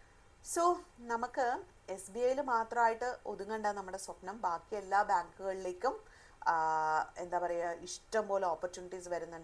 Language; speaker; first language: Malayalam; native; Malayalam